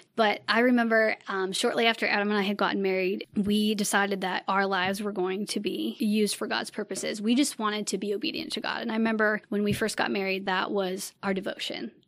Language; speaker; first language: English; native; English